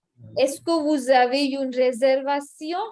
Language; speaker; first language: French; non-native, fluent; Hindi